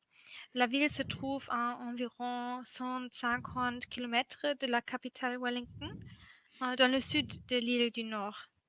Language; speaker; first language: French; non-native, fluent; German